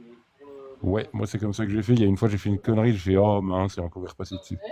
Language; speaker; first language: French; native; French